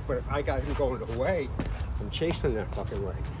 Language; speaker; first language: English; native; English